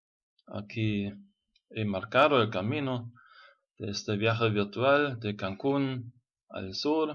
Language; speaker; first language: Spanish; non-native, fluent; German